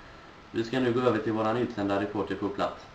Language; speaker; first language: Swedish; native; Swedish